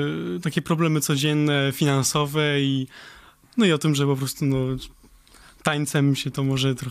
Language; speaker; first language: Polish; early bilingual, heritage; Polish